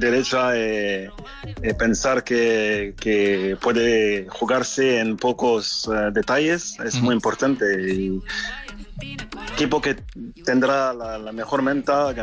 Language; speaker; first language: Spanish; non-native, fluent; French